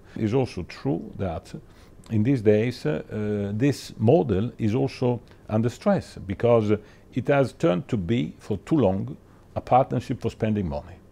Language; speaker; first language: English; non-native, fluent; Italian